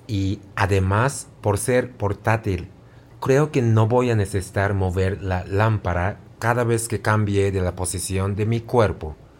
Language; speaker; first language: Spanish; non-native, fluent; Japanese